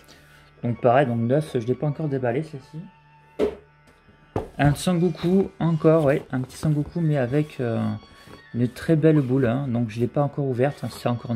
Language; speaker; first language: French; native; French